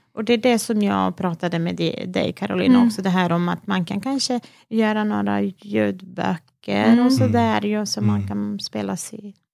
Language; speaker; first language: Swedish; non-native, fluent; Serbian